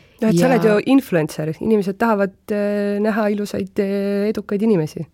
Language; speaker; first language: Estonian; native; Estonian